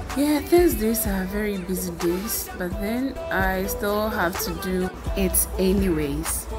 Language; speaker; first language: English; non-native, local second language; Akan